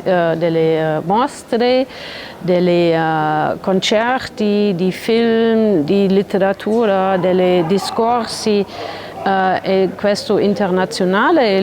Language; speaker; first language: Italian; non-native, learner; German